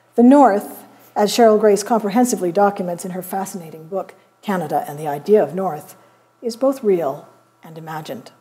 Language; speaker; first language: English; native; English